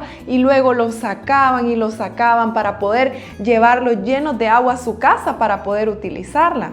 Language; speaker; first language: Spanish; native; Spanish